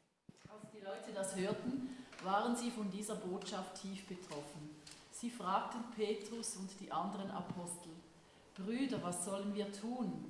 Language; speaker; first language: German; native; German